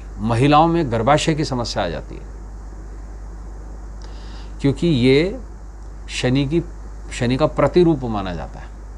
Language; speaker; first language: Hindi; native; Hindi